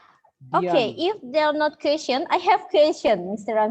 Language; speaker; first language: English; non-native, learner; Indonesian